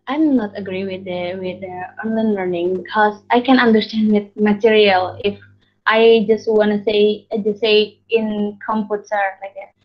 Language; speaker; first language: English; non-native, learner; Indonesian